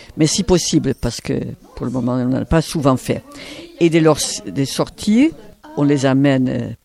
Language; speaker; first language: French; native; French